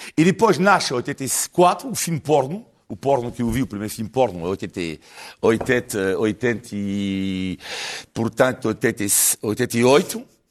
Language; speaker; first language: Portuguese; non-native, fluent; French